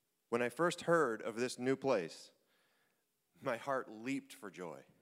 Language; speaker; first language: English; native; English